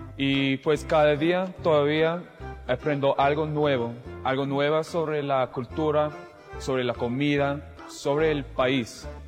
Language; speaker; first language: Spanish; non-native, fluent; English